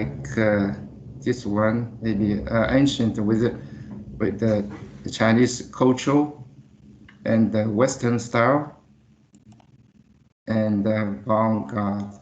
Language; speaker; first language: English; non-native, learner; Chinese